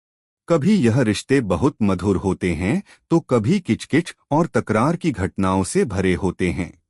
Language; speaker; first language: Hindi; native; Hindi